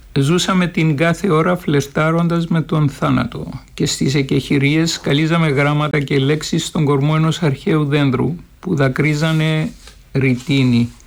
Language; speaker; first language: Greek; native; Greek